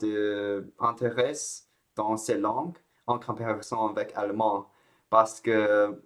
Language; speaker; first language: French; non-native, learner; English